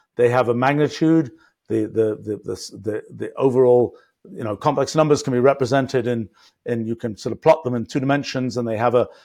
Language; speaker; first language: English; native; English